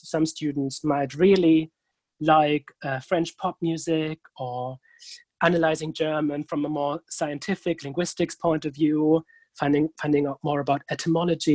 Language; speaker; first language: English; non-native, fluent; German